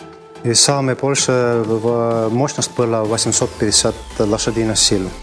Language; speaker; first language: Russian; non-native, fluent; Estonian